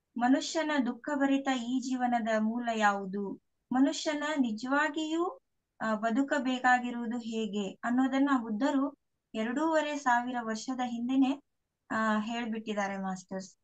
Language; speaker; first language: Kannada; non-native, local second language; Lambadi